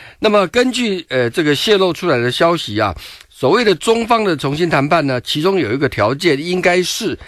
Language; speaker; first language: Chinese; native; Chinese